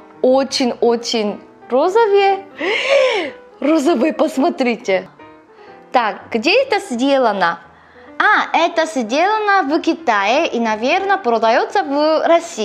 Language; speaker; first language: Russian; non-native, learner; Korean